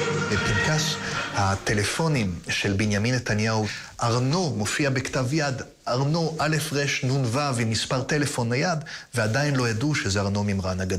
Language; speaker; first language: Hebrew; native; Hebrew